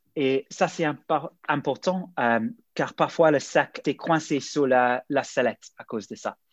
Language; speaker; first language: French; non-native, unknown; English